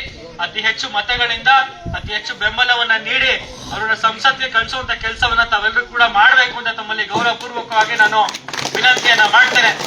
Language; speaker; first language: Kannada; native; Kannada